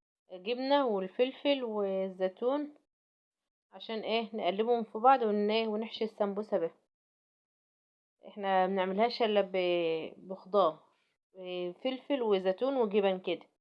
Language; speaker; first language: Arabic; native; Arabic